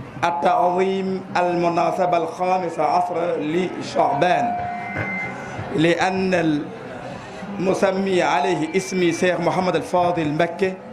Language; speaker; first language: Arabic; non-native, fluent; Wolof